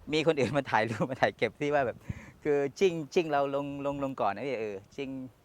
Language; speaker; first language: Thai; non-native, local second language; Pattani Malay